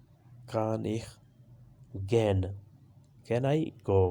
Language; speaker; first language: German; non-native, fluent; Urdu